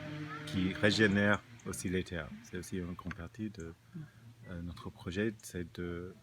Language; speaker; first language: French; non-native, fluent; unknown